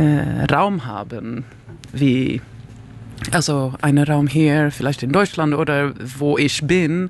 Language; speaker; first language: German; non-native, learner; Swedish